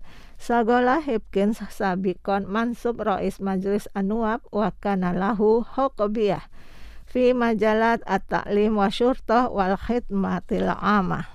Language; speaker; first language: Arabic; non-native, fluent; Indonesian